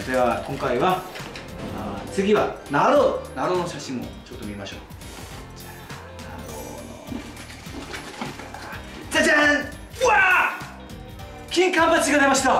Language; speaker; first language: Japanese; non-native, fluent; Korean